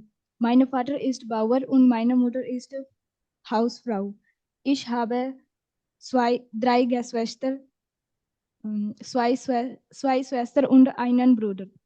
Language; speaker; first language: German; non-native, learner; Hindi